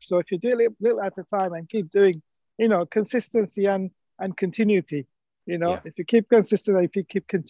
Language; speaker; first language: English; non-native, local second language; Sinhala